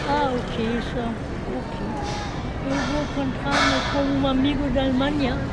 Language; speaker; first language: Portuguese; non-native, learner; German